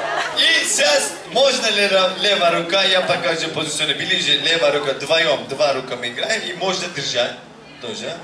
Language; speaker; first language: Russian; non-native, learner; Turkish